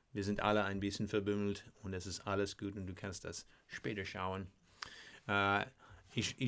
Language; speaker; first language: German; non-native, learner; English